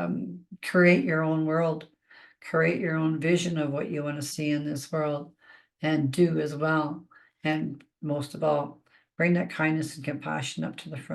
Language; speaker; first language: English; native; English